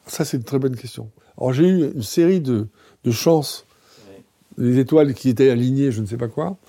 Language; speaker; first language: French; native; French